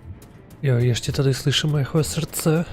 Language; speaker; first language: Czech; non-native, learner; Ukrainian